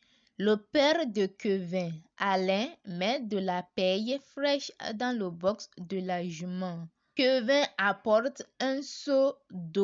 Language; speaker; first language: French; non-native, learner; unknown